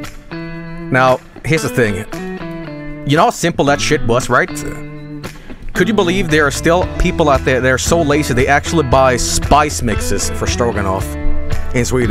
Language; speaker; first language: English; non-native, fluent; Swedish